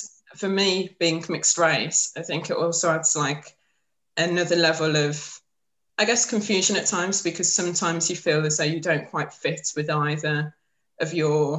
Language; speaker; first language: English; native; English